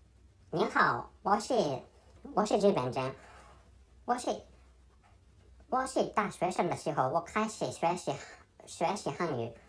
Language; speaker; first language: Chinese; non-native, learner; Japanese